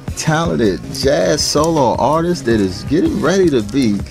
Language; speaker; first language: English; native; English